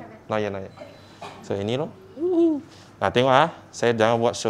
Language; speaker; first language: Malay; non-native, local second language; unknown